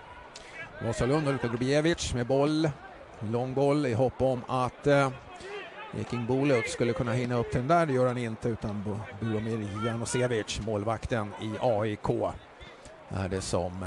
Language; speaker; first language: Swedish; native; Swedish